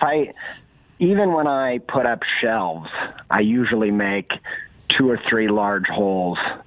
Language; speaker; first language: English; native; English